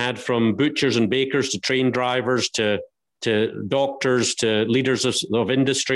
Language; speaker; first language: English; native; English